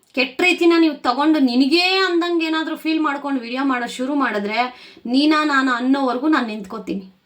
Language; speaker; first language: Kannada; native; Kannada